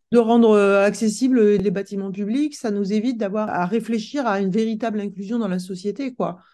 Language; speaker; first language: French; native; French